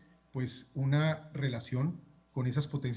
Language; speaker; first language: Spanish; native; Spanish